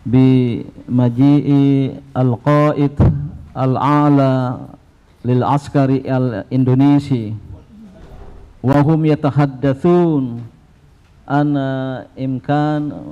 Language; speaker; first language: Arabic; non-native, fluent; Indonesian